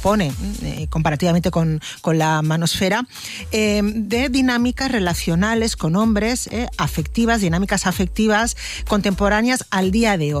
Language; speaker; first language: Spanish; native; Spanish